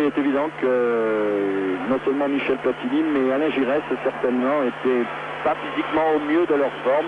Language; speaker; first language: French; native; French